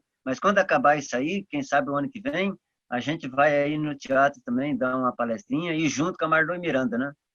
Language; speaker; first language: Portuguese; non-native, local second language; Guarani